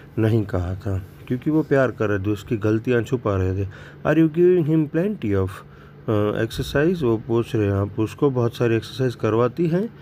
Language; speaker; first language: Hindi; non-native, local second language; Gujarati